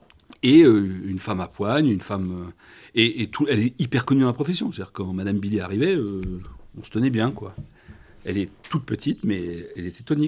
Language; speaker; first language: French; native; French